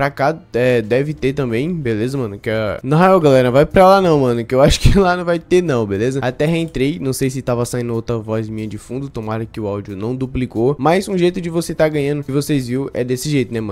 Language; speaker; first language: Portuguese; native; Portuguese